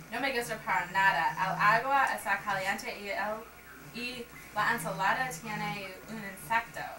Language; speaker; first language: Spanish; non-native, learner; English